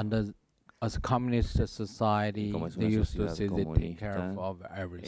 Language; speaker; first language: English; non-native, learner; Chinese